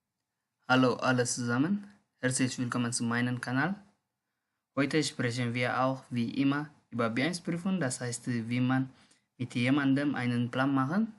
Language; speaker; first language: German; non-native, learner; Tigrinya